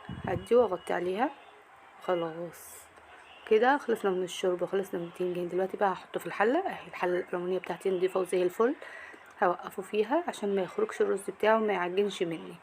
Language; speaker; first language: Arabic; native; Arabic